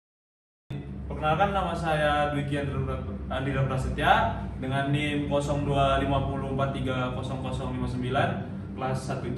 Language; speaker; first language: Indonesian; native; Indonesian